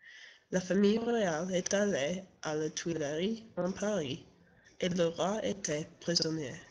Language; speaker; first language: French; non-native, learner; English